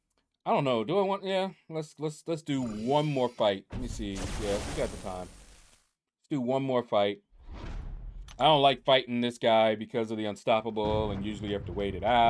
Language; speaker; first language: English; native; English